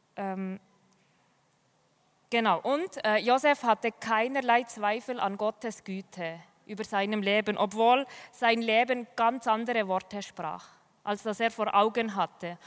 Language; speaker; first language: German; native; German